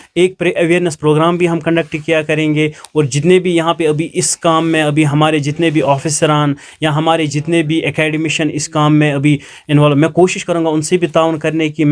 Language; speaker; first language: Urdu; non-native, local second language; Kashmiri